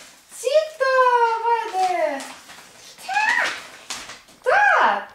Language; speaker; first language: Swedish; non-native, fluent; Russian